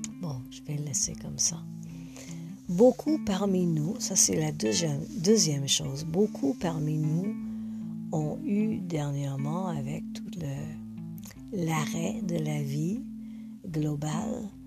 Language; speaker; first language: French; non-native, fluent; English